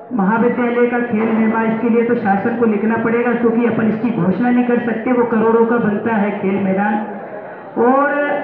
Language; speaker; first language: Hindi; native; Hindi